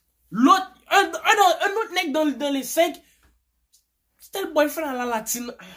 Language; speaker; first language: French; early bilingual, heritage; French